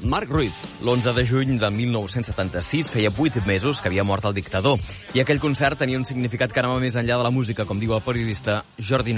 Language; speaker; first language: Catalan; native; Catalan